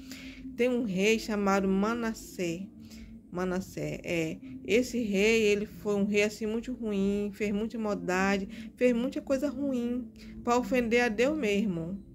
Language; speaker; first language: Portuguese; native; Portuguese